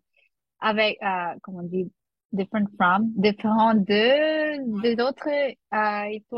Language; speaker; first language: French; non-native, learner; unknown